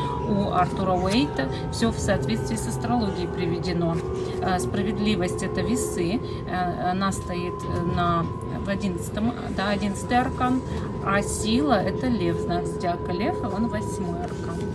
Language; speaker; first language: Russian; native; Russian